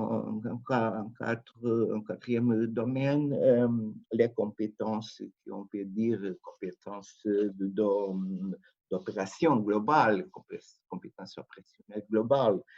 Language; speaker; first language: French; non-native, fluent; Portuguese